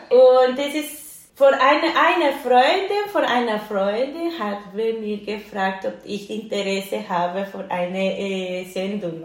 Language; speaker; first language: German; non-native, learner; Spanish